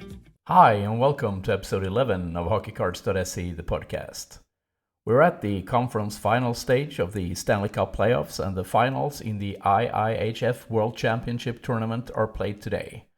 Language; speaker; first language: English; non-native, fluent; Swedish